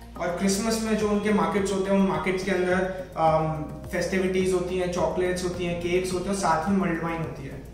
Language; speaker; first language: Hindi; native; Hindi